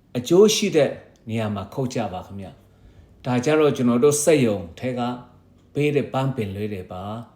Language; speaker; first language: Burmese; non-native, local second language; Shan